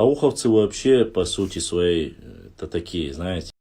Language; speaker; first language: Russian; non-native, local second language; Chechen